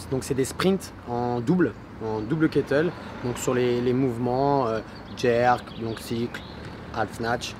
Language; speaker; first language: French; native; French